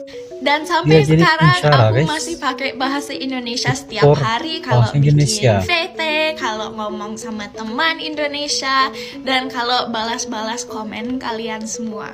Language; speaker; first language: Indonesian; non-native, fluent; English